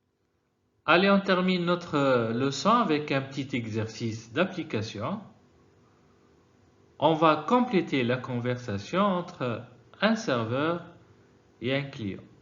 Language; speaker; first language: French; non-native, fluent; Arabic